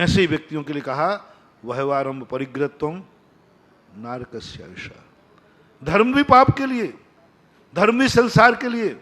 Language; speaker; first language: Hindi; native; Hindi